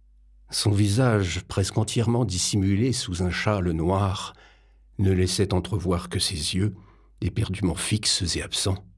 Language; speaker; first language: French; native; French